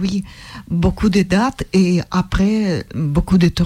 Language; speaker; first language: French; non-native, learner; Russian